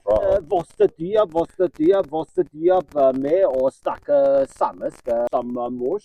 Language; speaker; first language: Norwegian; non-native, learner; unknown